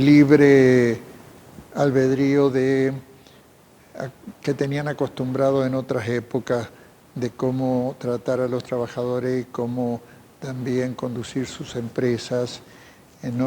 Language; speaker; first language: Spanish; native; Spanish